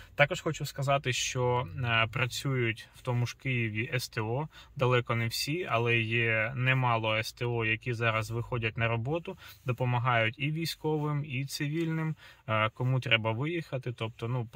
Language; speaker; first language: Ukrainian; native; Ukrainian